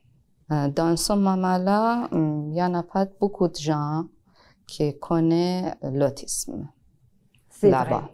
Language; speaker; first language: French; non-native, learner; Persian